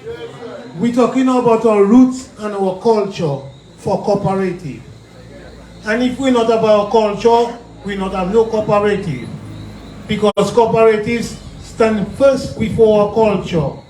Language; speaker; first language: English; non-native, local second language; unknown